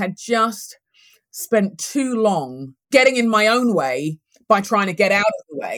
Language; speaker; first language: English; native; English